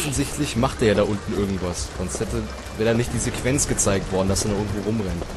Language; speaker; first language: German; native; German